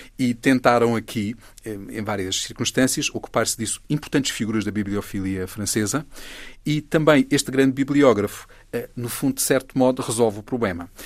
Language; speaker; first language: Portuguese; native; Portuguese